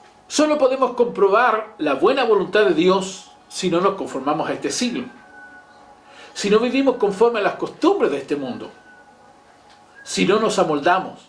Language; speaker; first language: Spanish; native; Spanish